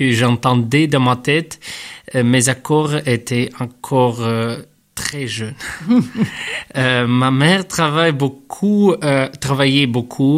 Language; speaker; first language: French; non-native, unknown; Russian